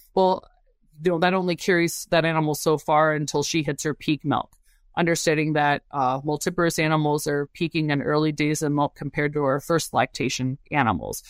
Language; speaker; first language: English; native; English